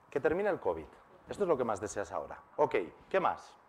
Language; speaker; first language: Spanish; native; Spanish